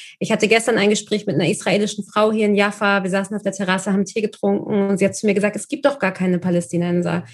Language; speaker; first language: German; native; German